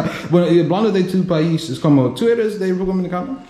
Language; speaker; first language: Spanish; non-native, learner; English